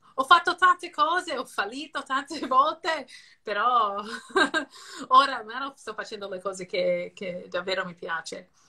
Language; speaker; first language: Italian; non-native, fluent; English